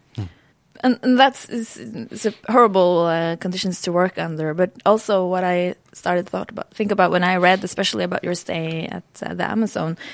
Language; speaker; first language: English; non-native, fluent; Norwegian